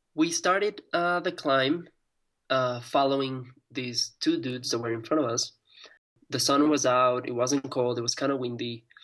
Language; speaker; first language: English; non-native, fluent; Spanish